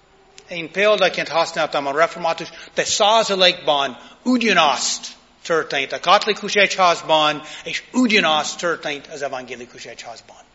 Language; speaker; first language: Hungarian; non-native, fluent; English